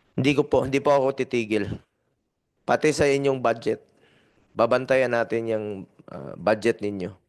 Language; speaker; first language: Filipino; native; Filipino